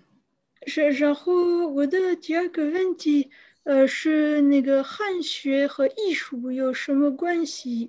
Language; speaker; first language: Chinese; non-native, fluent; French